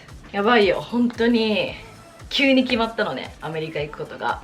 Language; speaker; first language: Japanese; native; Japanese